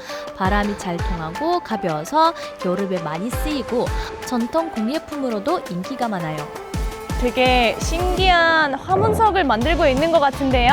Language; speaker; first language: Korean; early bilingual, heritage; Korean